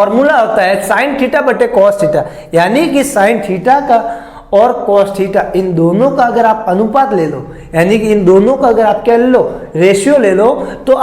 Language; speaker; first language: Hindi; native; Hindi